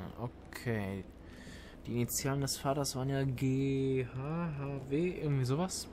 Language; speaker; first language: German; native; German